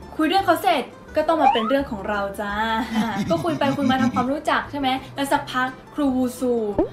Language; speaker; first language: Thai; native; Thai